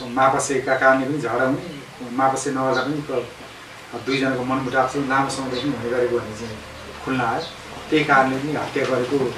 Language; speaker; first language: Nepali; native; Nepali